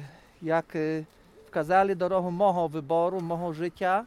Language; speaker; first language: Polish; non-native, local second language; Rusyn